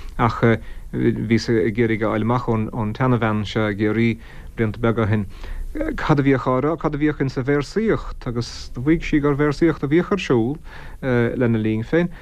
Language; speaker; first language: Irish; non-native, local second language; English